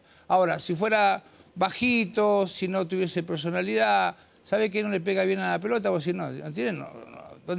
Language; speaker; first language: Spanish; native; Spanish